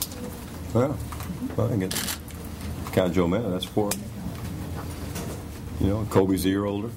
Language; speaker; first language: English; native; English